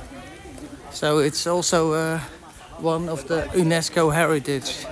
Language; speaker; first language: English; non-native, learner; Dutch